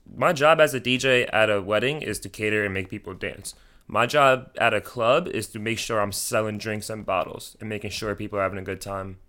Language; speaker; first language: English; early bilingual, other home language; Hindi